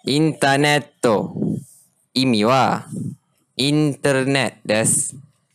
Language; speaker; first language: Japanese; non-native, learner; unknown